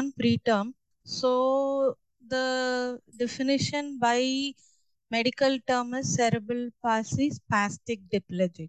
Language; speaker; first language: English; non-native, local second language; Tamil